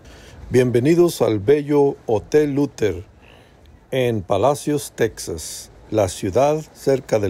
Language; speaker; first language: Spanish; early bilingual, heritage; Spanish